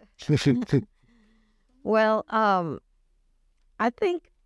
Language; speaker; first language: English; non-native, fluent; Spanish